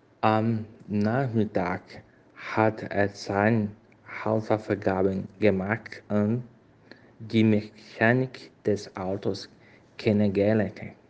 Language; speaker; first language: German; non-native, learner; Portuguese